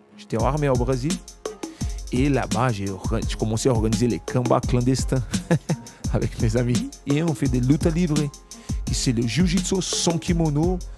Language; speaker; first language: French; non-native, fluent; Portuguese